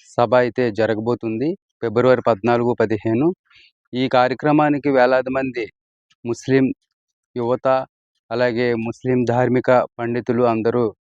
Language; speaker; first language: Telugu; native; Telugu